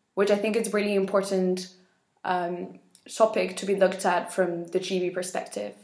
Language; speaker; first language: English; non-native, fluent; Spanish